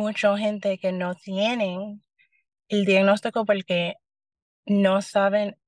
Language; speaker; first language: Spanish; early bilingual, heritage; Spanish